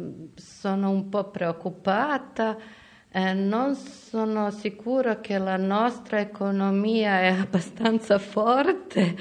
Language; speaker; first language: Italian; non-native, fluent; Serbian